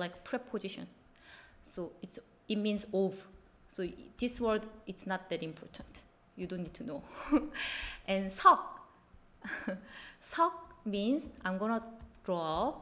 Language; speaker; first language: English; non-native, fluent; Korean